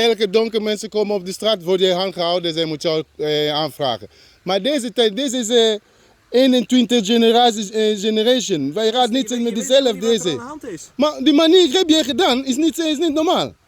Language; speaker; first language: Dutch; non-native, learner; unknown